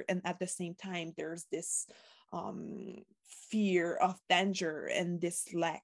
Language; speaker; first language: English; non-native, fluent; French